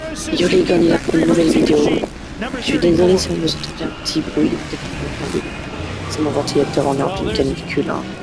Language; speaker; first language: French; native; French